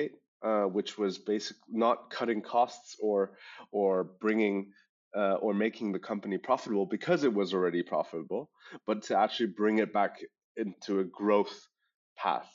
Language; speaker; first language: English; non-native, local second language; German